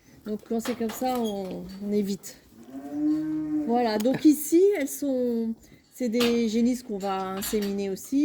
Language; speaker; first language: French; native; French